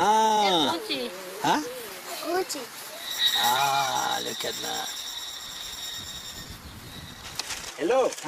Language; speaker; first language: French; native; French